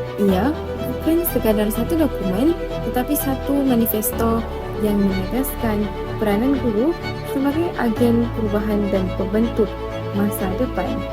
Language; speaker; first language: Malay; native; Malay